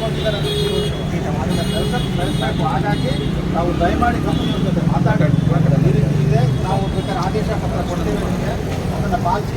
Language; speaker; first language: Kannada; native; Kannada